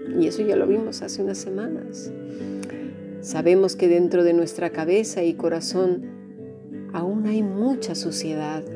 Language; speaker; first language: Spanish; native; Spanish